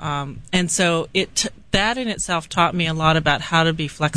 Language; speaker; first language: English; native; English